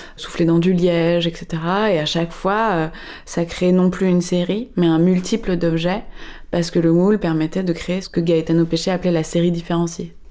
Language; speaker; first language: French; native; French